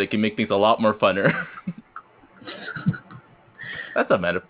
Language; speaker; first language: English; native; English